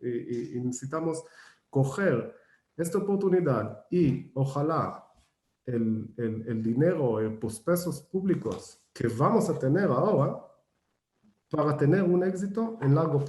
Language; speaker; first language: Spanish; non-native, fluent; Hebrew